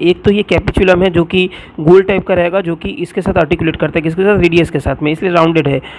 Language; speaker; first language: Hindi; non-native, local second language; Bangla